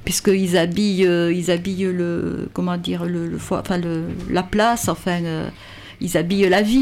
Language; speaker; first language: French; native; French